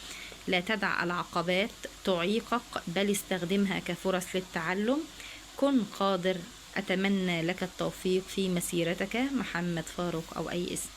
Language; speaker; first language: Arabic; native; Arabic